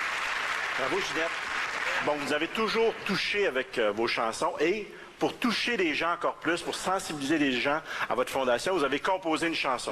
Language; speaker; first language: French; native; French